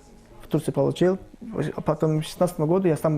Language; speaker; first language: Russian; non-native, learner; Turkish